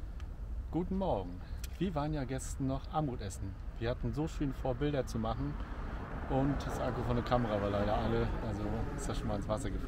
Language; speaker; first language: German; native; German